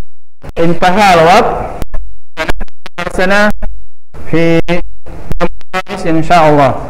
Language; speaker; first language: Arabic; non-native, fluent; Indonesian